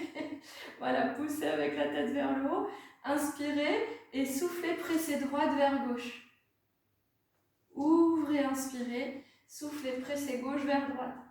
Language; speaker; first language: French; native; French